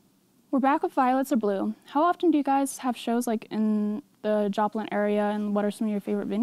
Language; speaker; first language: English; native; English